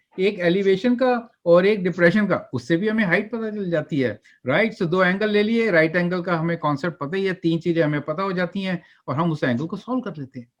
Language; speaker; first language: Hindi; native; Hindi